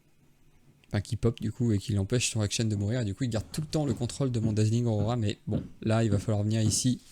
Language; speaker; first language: French; native; French